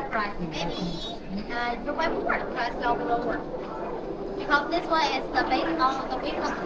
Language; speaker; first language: English; non-native, learner; Chinese